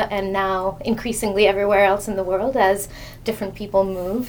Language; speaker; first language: English; non-native, local second language; Hindi